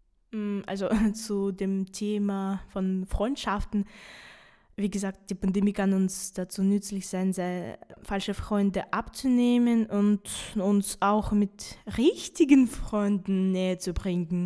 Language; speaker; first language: German; non-native, fluent; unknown